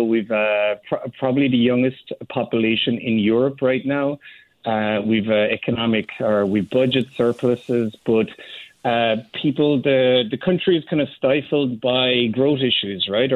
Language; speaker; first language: English; native; English